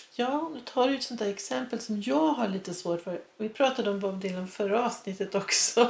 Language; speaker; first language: Swedish; native; Swedish